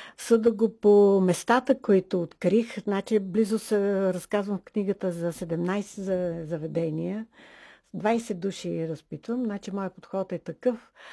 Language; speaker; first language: Bulgarian; native; Bulgarian